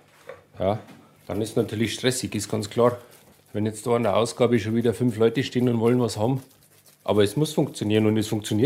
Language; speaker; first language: German; native; German